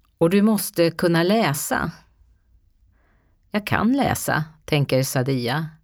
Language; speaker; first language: Swedish; native; Swedish